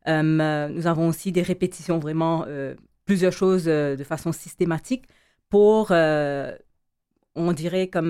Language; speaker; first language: French; native; French